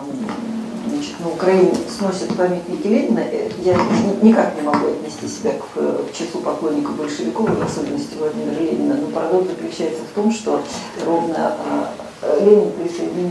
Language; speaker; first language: Russian; native; Russian